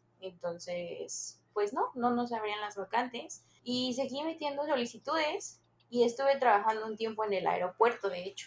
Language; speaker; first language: Spanish; native; Spanish